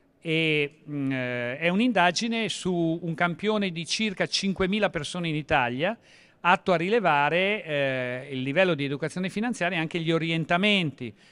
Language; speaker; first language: Italian; native; Italian